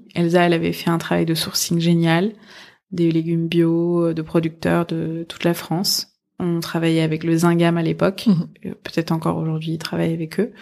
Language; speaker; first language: French; early bilingual, other home language; Persian